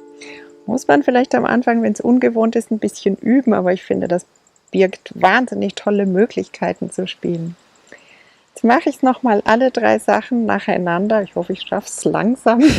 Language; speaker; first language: German; native; German